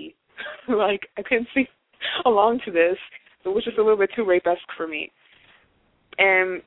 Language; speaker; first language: English; non-native, fluent; Haitian Creole